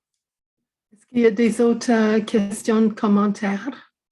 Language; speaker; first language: French; non-native, fluent; English